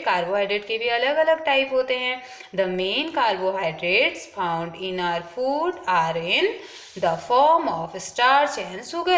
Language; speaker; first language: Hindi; native; Hindi